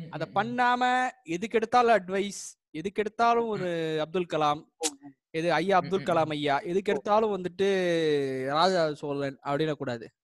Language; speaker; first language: Tamil; native; Tamil